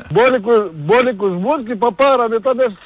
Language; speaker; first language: Greek; native; Greek